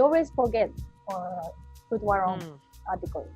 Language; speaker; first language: English; non-native, fluent; Japanese